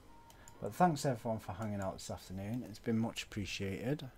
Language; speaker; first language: English; native; English